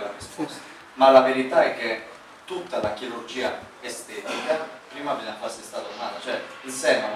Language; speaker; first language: Italian; native; Italian